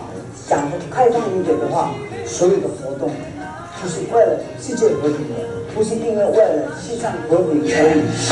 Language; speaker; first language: Chinese; non-native, fluent; Tibetan